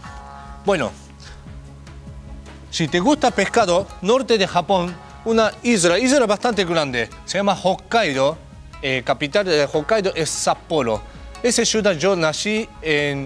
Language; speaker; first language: Spanish; non-native, learner; Japanese